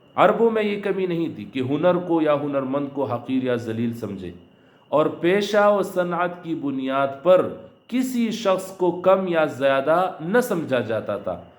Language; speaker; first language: Urdu; non-native, local second language; Pashto